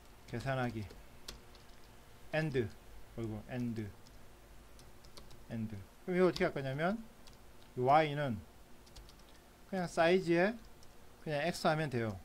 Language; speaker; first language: Korean; native; Korean